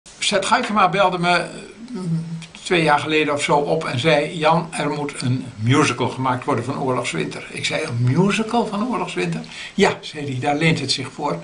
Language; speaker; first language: Dutch; native; Dutch